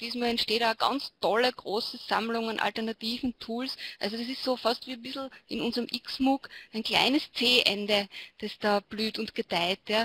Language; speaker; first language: German; native; German